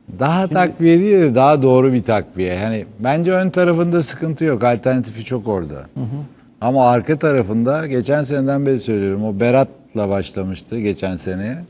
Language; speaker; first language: Turkish; native; Turkish